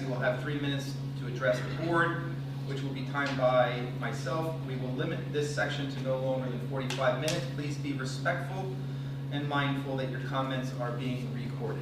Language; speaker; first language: English; native; English